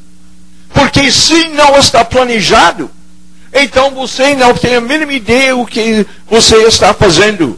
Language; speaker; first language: Portuguese; non-native, fluent; English